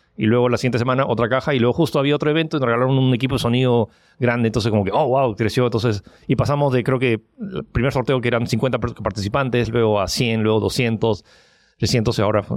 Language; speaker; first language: Spanish; early bilingual, other home language; French